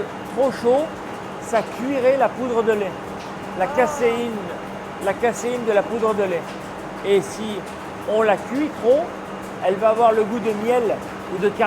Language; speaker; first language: French; native; French